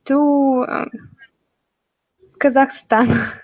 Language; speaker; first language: English; non-native, learner; Russian